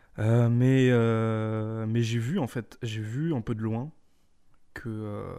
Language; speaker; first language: French; native; French